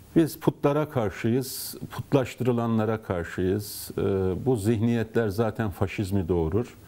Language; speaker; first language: Turkish; native; Turkish